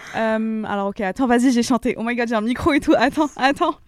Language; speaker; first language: French; non-native, local second language; Arabic